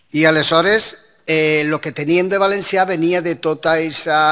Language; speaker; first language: Catalan; non-native, local second language; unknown